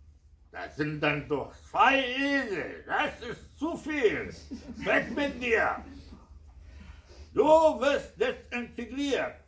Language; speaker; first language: German; non-native, fluent; Kurdish